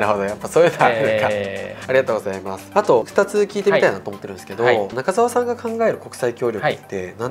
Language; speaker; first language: Japanese; native; Japanese